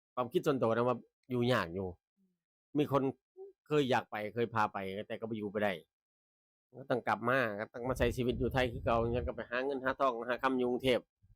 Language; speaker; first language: Thai; native; Thai